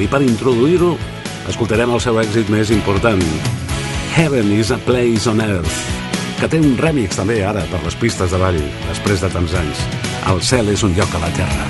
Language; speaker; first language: Catalan; native; Catalan